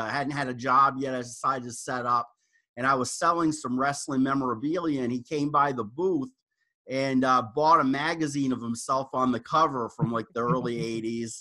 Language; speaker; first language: English; native; English